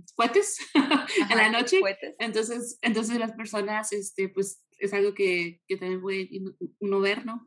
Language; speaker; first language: Spanish; early bilingual, heritage; Spanish